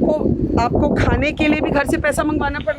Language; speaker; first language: Hindi; native; Hindi